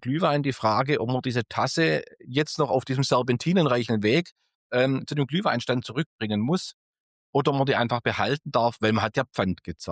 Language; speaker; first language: German; native; German